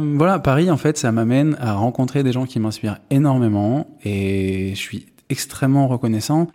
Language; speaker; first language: French; native; French